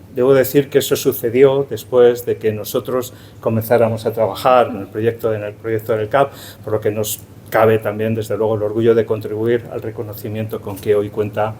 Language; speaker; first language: Spanish; native; Spanish